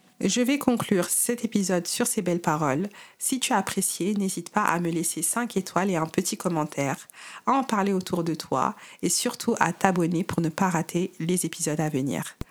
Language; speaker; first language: French; native; French